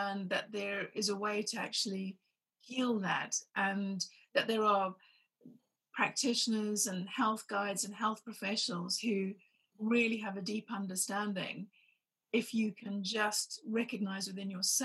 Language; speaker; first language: English; native; English